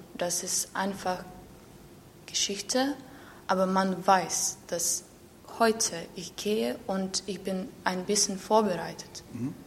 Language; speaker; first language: German; non-native, learner; Ukrainian